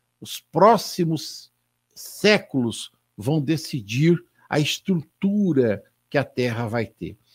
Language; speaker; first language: Portuguese; native; Portuguese